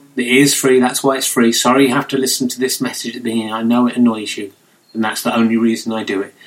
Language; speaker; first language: English; native; English